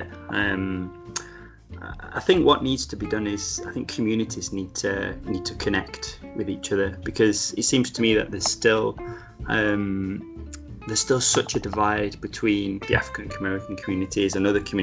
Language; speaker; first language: English; native; English